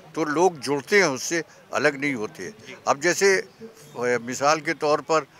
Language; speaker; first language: Hindi; native; Hindi